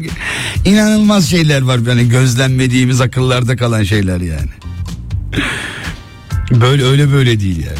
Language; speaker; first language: Turkish; native; Turkish